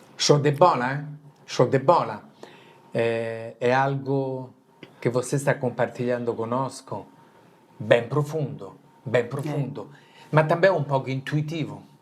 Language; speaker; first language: Portuguese; non-native, fluent; Italian